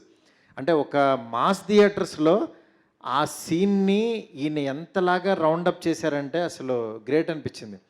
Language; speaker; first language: Telugu; native; Telugu